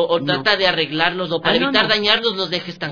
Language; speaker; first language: Spanish; native; Spanish